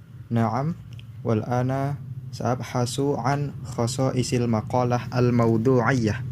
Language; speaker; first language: Arabic; non-native, learner; Indonesian